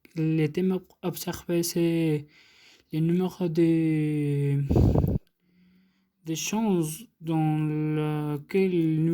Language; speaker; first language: French; non-native, learner; Spanish